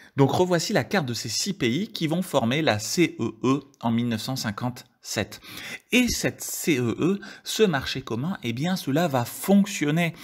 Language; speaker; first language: French; native; French